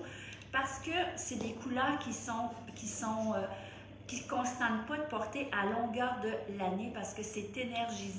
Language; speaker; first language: French; native; French